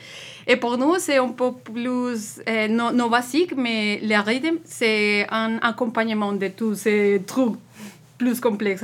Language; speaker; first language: French; non-native, learner; Spanish